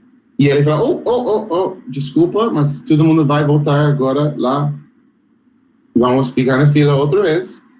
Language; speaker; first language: Portuguese; non-native, fluent; English